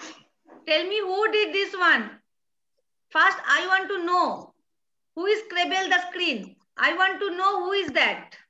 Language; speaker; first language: English; non-native, learner; Bangla